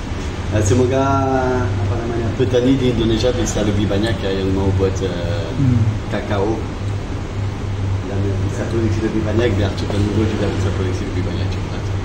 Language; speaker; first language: Indonesian; non-native, fluent; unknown